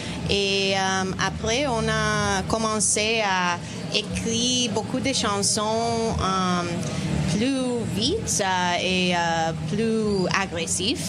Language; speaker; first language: French; non-native, learner; Spanish